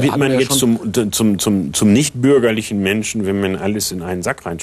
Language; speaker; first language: German; native; German